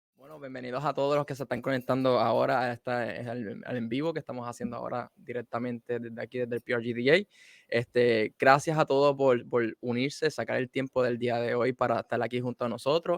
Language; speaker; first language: Spanish; native; Spanish